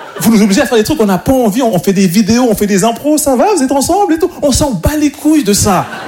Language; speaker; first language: French; native; French